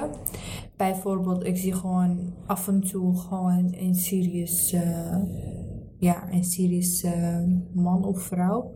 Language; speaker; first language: Dutch; early bilingual, other home language; Arabic